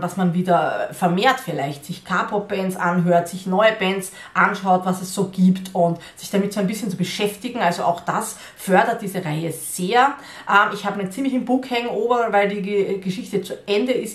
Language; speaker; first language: German; native; German